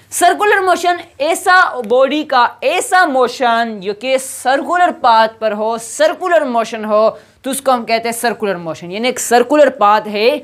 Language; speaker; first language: Urdu; non-native, local second language; Pashto